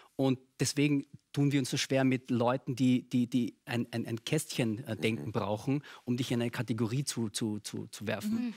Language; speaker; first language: German; early bilingual, other home language; Filipino